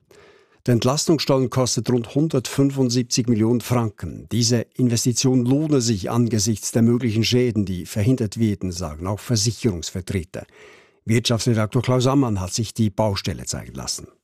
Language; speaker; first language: German; native; German